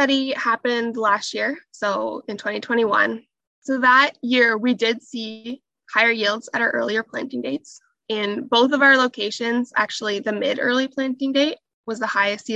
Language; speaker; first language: English; native; English